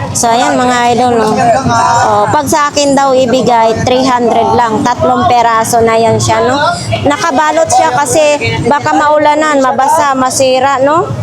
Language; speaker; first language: Filipino; non-native, local second language; Cebuano